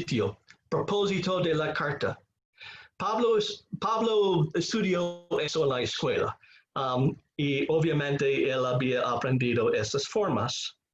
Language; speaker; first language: Spanish; non-native, fluent; English